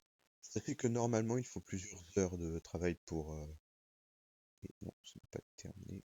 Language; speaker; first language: French; native; French